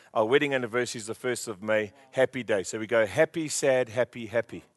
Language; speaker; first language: English; native; English